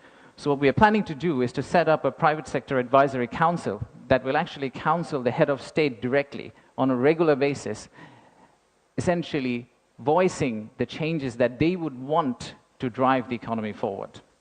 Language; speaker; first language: English; non-native, local second language; Bangla